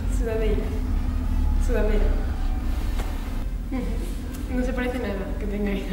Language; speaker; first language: Portuguese; non-native, learner; Spanish